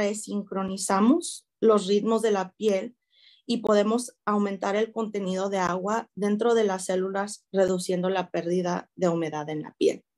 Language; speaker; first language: Spanish; early bilingual, heritage; Spanish